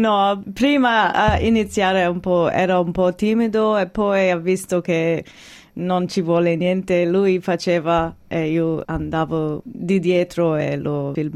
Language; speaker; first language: Italian; early bilingual, heritage; English